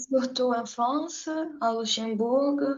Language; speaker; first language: French; non-native, learner; Portuguese